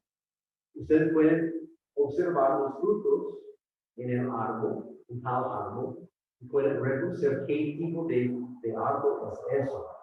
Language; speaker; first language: Spanish; non-native, fluent; English